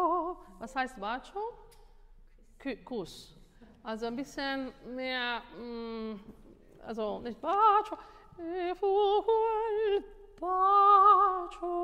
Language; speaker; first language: German; non-native, fluent; Italian